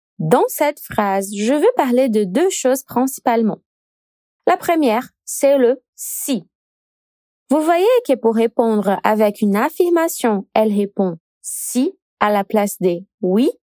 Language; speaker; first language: French; non-native, fluent; Portuguese